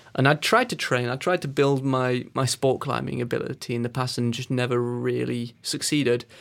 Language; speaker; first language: English; native; English